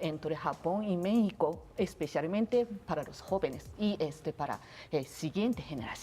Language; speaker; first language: Spanish; non-native, learner; Japanese